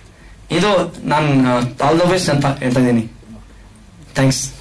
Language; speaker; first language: Kannada; non-native, learner; Hindi